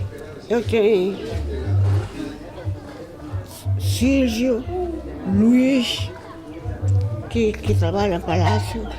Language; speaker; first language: Portuguese; non-native, learner; Kabuverdianu